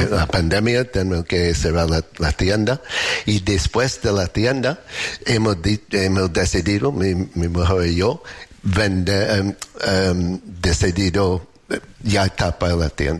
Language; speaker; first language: Spanish; non-native, fluent; English